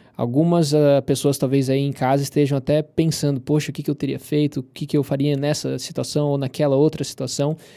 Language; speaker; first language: Portuguese; native; Portuguese